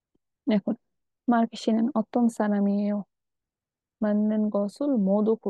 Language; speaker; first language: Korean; non-native, fluent; Bangla